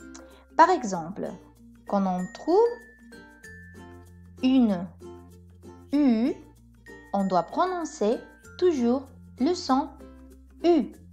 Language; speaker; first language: French; non-native, fluent; Spanish